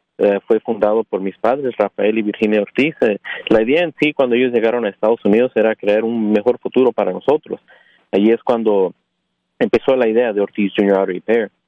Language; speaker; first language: Spanish; early bilingual, heritage; Spanish